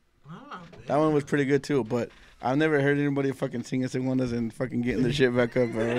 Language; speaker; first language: English; early bilingual, other home language; Spanish